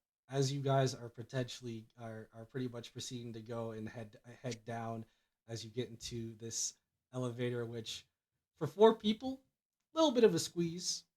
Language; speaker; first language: English; native; English